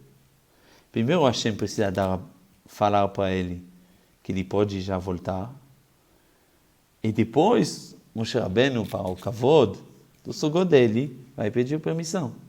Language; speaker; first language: Portuguese; non-native, fluent; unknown